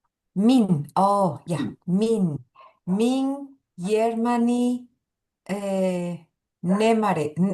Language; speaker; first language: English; non-native, fluent; Spanish